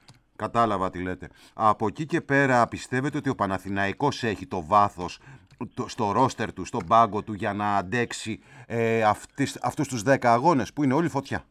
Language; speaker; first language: Greek; native; Greek